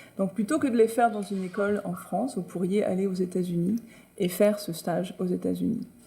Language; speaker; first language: French; native; French